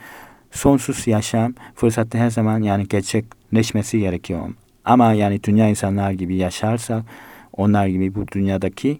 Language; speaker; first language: Turkish; non-native, fluent; Korean